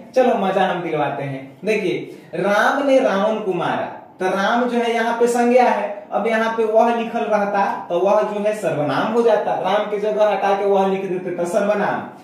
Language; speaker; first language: Hindi; native; Hindi